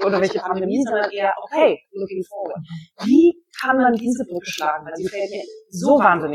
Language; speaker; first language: German; native; German